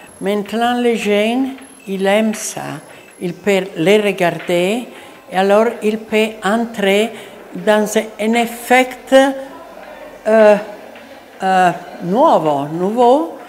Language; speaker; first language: French; non-native, learner; Italian